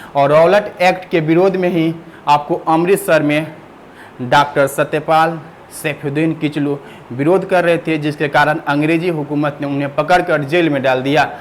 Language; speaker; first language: Hindi; native; Hindi